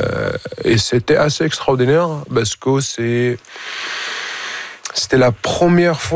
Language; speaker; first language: French; non-native, fluent; Arabic